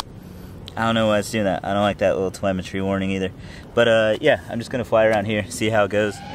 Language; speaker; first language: English; native; English